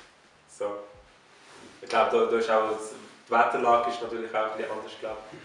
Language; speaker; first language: German; native; German